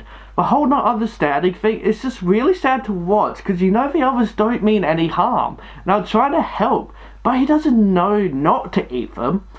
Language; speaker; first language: English; native; English